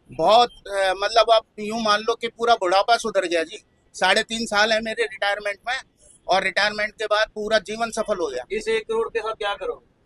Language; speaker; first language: Hindi; native; Hindi